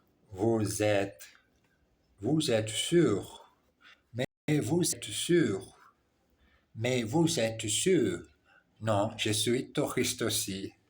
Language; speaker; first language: French; non-native, learner; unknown